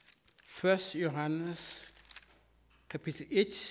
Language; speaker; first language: Danish; non-native, fluent; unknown